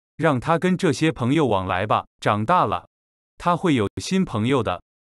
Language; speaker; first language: Chinese; native; Chinese